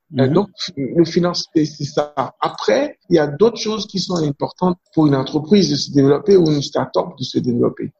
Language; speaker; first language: French; non-native, local second language; Fon